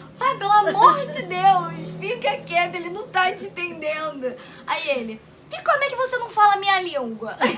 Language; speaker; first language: Portuguese; native; Portuguese